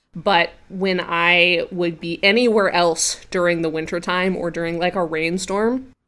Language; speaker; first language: English; native; English